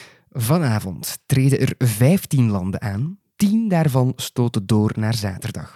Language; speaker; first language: Dutch; native; Dutch